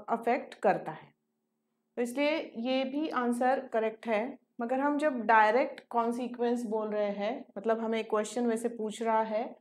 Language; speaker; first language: Hindi; non-native, local second language; Marathi